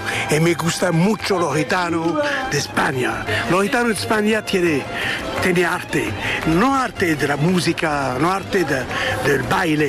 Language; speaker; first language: Spanish; non-native, learner; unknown